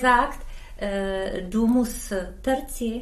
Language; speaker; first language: German; non-native, learner; Czech